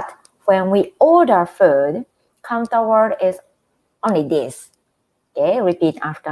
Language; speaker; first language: English; non-native, fluent; Japanese